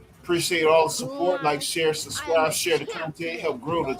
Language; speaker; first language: English; native; English